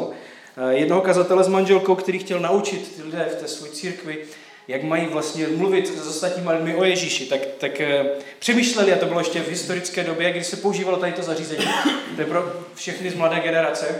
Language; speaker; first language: Czech; native; Czech